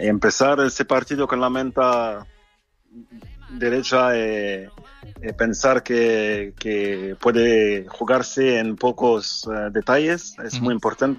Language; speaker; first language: Spanish; non-native, fluent; French